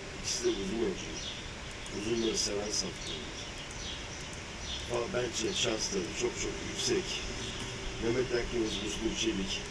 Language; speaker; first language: Turkish; native; Turkish